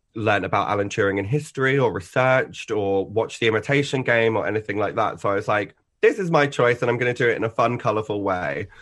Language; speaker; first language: English; native; English